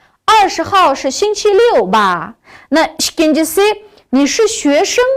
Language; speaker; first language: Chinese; non-native, local second language; Uyghur